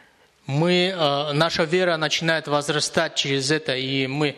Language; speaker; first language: Russian; native; Russian